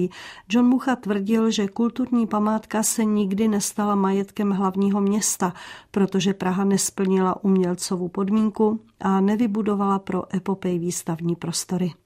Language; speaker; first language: Czech; native; Czech